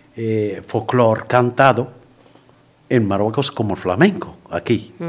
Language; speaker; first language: Spanish; non-native, fluent; Arabic